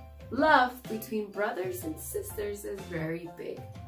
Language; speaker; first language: English; non-native, fluent; Spanish